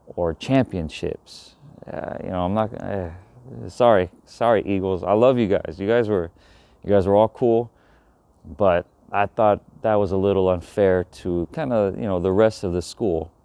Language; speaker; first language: English; native; English